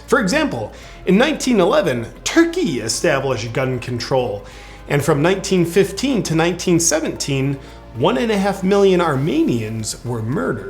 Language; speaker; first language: English; native; English